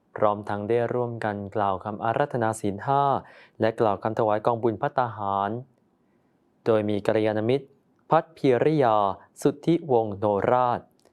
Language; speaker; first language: Thai; native; Thai